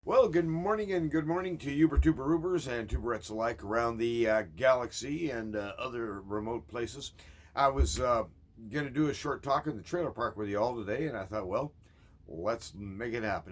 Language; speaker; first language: English; native; English